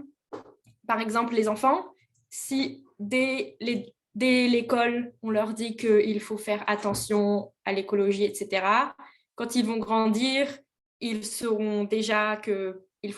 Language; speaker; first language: French; native; French